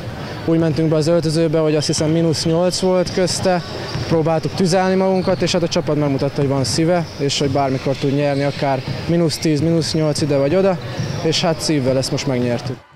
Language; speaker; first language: Hungarian; native; Hungarian